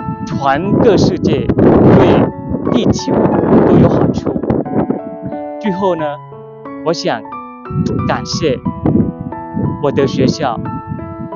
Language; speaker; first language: Chinese; non-native, learner; Lao